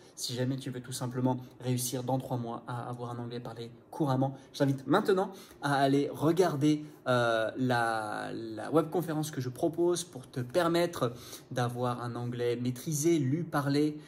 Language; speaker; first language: French; non-native, fluent; English